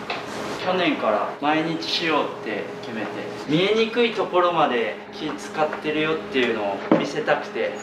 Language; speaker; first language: Japanese; native; Japanese